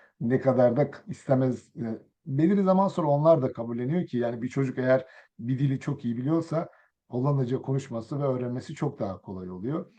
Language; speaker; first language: Turkish; early bilingual, other home language; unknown